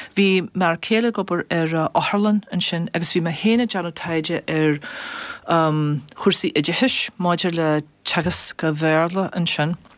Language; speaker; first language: Irish; non-native, fluent; English